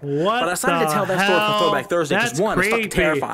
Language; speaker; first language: English; native; English